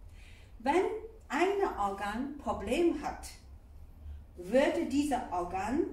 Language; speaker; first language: German; non-native, fluent; Chinese